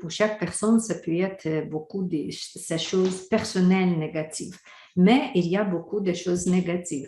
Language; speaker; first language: French; non-native, fluent; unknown